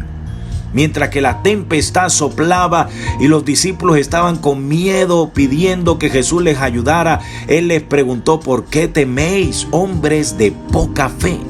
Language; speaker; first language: Spanish; native; Spanish